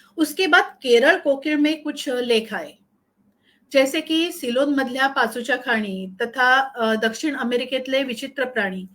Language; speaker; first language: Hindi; non-native, local second language; Marathi